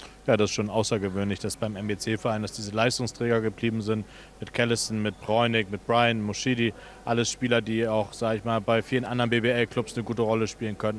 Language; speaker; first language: German; native; German